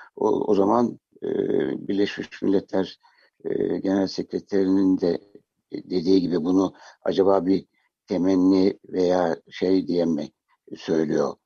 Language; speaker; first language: Turkish; native; Turkish